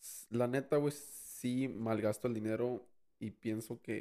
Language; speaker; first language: Spanish; early bilingual, heritage; Spanish